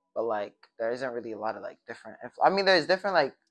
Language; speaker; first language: English; native; English